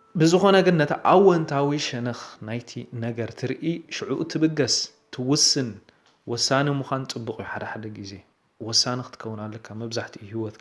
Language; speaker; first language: Tigrinya; native; Tigrinya